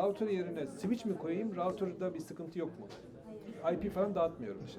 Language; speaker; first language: Turkish; native; Turkish